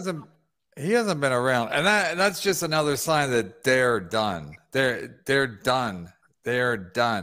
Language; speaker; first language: English; native; English